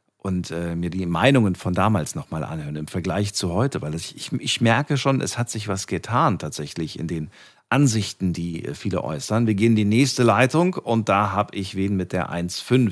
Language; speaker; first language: German; native; German